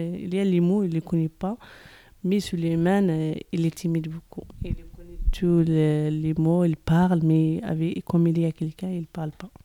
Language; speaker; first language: French; non-native, learner; Arabic